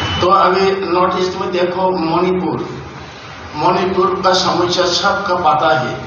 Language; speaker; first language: Hindi; non-native, local second language; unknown